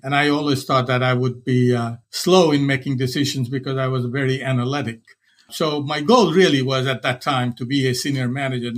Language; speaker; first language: English; non-native, local second language; Hindi